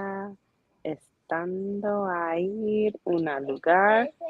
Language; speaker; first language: Spanish; non-native, learner; English